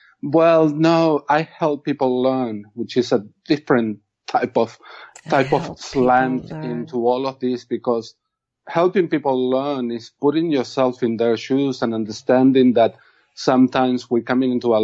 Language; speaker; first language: English; non-native, fluent; Spanish